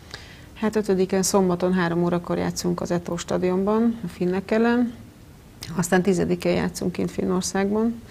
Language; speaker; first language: Hungarian; native; Hungarian